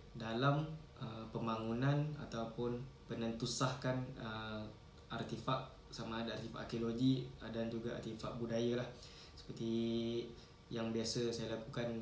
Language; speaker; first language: Malay; native; Malay